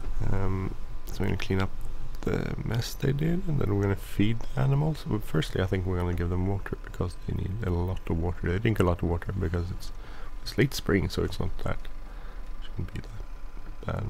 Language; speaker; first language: English; non-native, fluent; Swedish